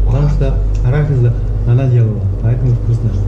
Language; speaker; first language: Russian; non-native, learner; Chinese